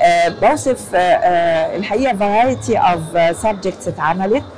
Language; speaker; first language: Arabic; native; Arabic